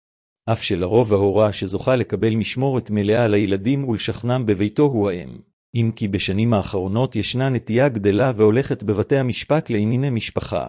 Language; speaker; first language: Hebrew; native; Hebrew